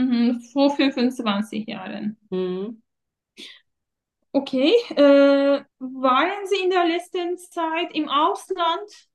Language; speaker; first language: German; non-native, fluent; Turkish